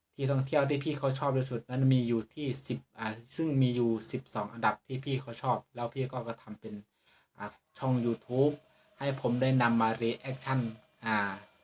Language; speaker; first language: Thai; native; Thai